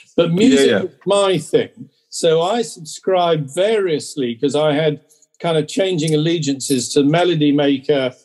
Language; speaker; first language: English; native; English